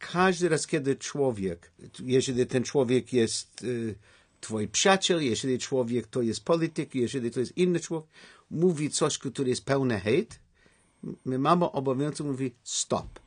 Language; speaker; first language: Polish; non-native, learner; English